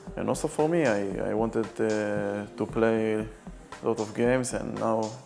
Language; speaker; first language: English; non-native, learner; Hebrew